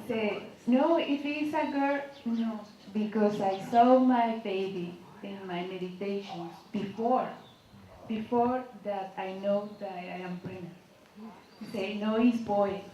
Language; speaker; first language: English; non-native, learner; Spanish